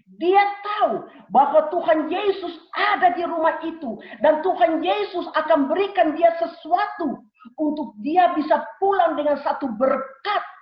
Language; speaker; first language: Indonesian; early bilingual, heritage; Indonesian